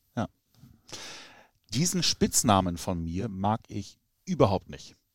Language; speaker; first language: German; native; German